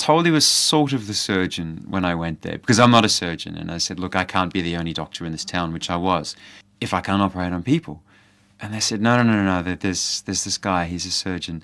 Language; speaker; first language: English; native; English